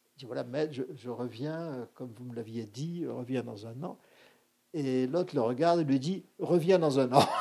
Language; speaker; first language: French; native; French